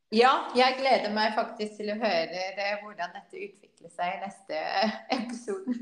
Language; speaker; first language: Norwegian; non-native, fluent; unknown